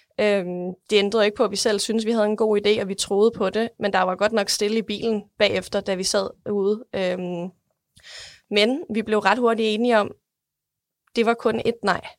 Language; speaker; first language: Danish; native; Danish